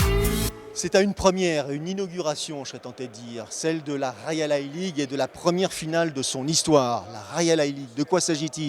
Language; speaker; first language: French; native; French